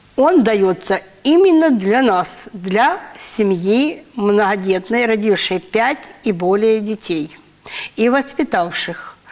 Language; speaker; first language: Russian; native; Russian